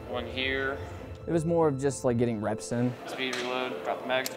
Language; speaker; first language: English; native; English